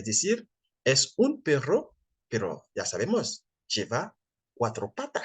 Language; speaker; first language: Spanish; non-native, fluent; French